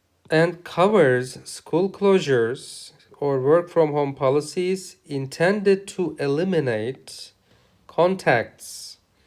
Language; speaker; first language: English; non-native, fluent; Turkish